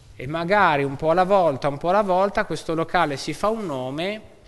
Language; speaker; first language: Italian; native; Italian